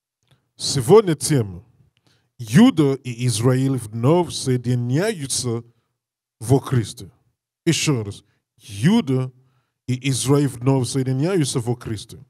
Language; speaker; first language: Russian; non-native, learner; English